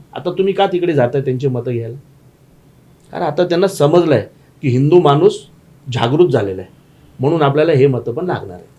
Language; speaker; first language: Marathi; non-native, local second language; Gujarati